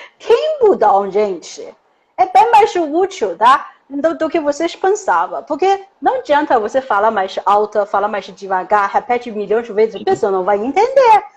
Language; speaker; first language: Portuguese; non-native, learner; Chinese